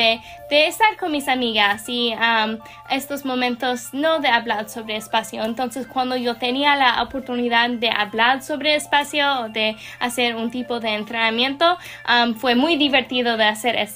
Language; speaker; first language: Spanish; non-native, learner; English